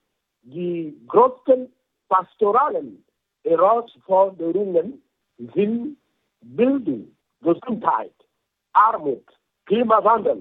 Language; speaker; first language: German; non-native, fluent; French